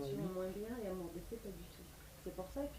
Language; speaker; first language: French; native; French